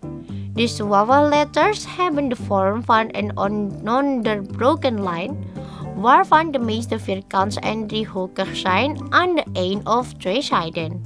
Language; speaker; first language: Dutch; non-native, learner; Indonesian